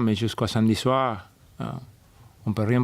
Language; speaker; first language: French; non-native, fluent; Spanish